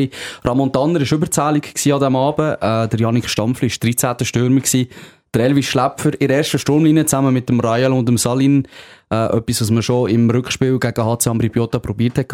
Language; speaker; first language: German; native; German